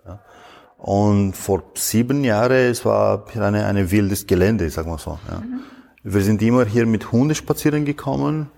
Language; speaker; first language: German; non-native, fluent; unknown